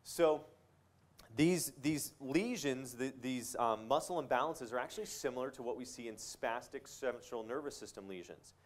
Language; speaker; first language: English; native; English